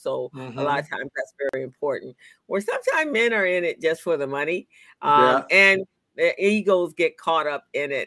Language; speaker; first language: English; native; English